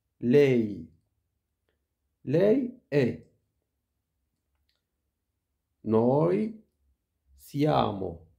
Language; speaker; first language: Italian; non-native, learner; Arabic